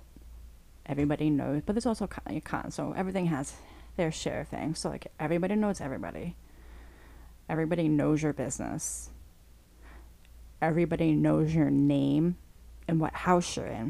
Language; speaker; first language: English; native; English